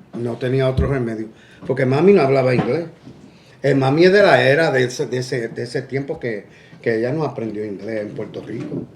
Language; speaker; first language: Spanish; early bilingual, heritage; Spanish